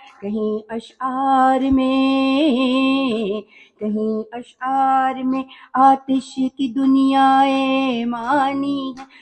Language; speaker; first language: Urdu; native; Urdu